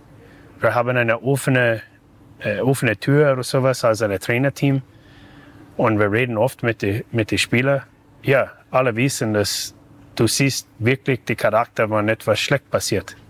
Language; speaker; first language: German; non-native, learner; English